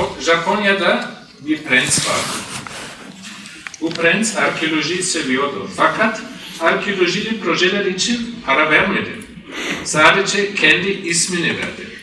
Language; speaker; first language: Turkish; non-native, fluent; German